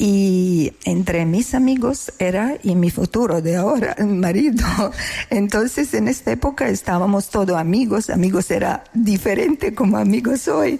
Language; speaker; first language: Spanish; non-native, learner; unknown